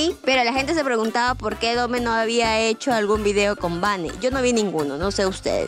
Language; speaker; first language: Spanish; native; Spanish